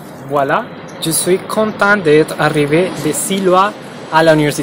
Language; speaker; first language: French; non-native, fluent; Spanish